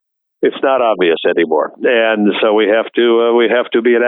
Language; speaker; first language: English; native; English